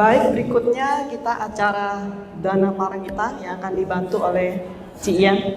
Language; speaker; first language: Indonesian; native; Indonesian